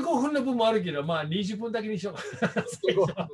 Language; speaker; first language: Japanese; non-native, fluent; English